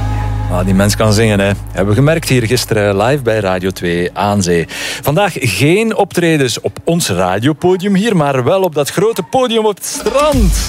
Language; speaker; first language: Dutch; native; Dutch